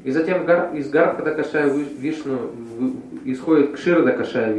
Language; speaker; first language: Russian; native; Russian